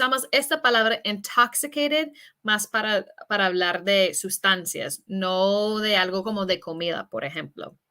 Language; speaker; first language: Spanish; non-native, fluent; English